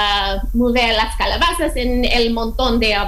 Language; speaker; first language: Spanish; non-native, fluent; English